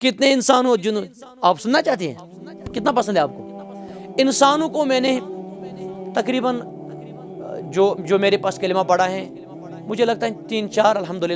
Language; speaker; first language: Hindi; non-native, local second language; Kashmiri